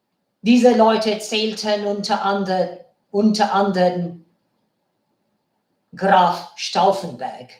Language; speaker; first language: German; non-native, fluent; Bangla